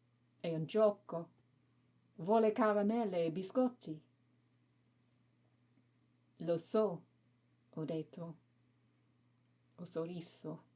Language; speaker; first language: Italian; non-native, learner; English